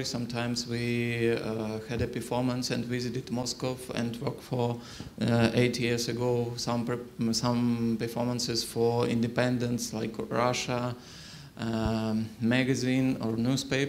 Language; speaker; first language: English; non-native, learner; Ukrainian